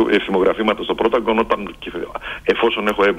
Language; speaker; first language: Greek; native; Greek